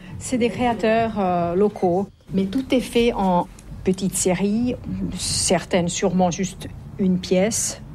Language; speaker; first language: French; non-native, fluent; Finnish